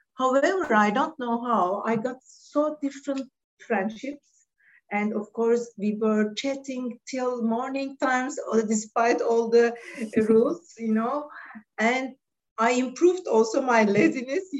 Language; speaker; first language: English; non-native, fluent; Turkish